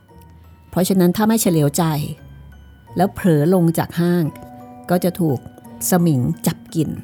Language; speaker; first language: Thai; native; Thai